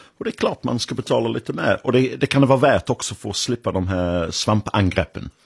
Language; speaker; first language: Swedish; non-native, fluent; English